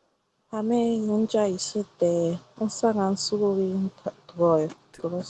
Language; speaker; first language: Korean; non-native, learner; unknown